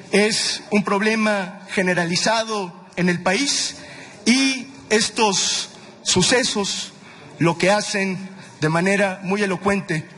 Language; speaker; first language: Spanish; native; Spanish